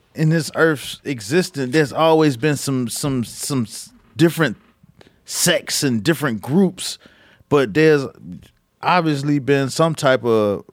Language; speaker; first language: English; native; English